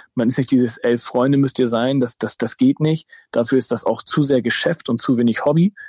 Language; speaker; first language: German; native; German